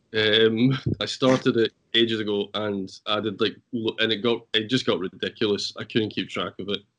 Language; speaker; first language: English; native; English